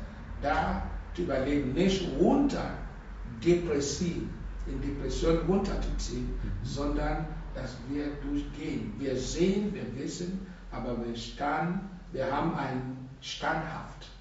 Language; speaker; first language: German; non-native, learner; Russian